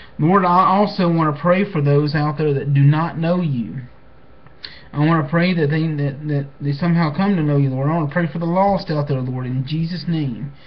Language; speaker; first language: English; native; English